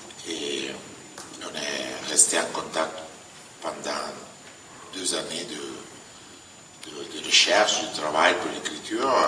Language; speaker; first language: French; non-native, fluent; Italian